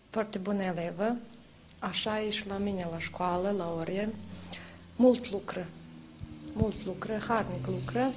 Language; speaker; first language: Romanian; non-native, local second language; Serbian